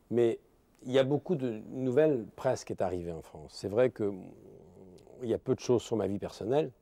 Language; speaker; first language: French; native; French